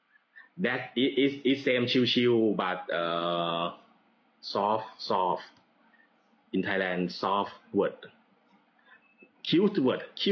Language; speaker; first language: English; non-native, learner; Thai